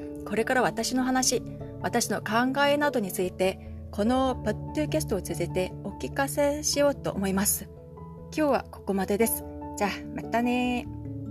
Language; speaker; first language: Japanese; non-native, learner; Korean